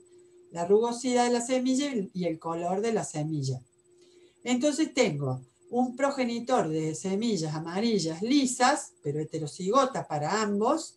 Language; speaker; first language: Spanish; native; Spanish